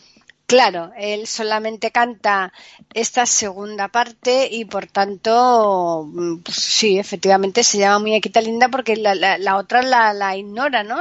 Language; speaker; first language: Spanish; native; Spanish